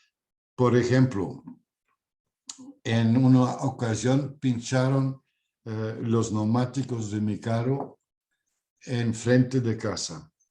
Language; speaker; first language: Spanish; non-native, fluent; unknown